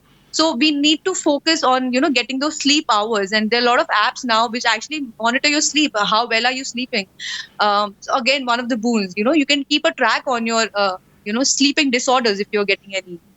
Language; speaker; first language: English; non-native, local second language; Hindi